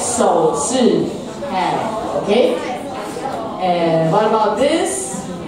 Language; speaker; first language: English; non-native, local second language; Filipino